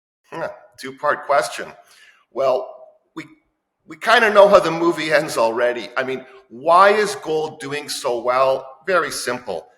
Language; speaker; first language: English; native; English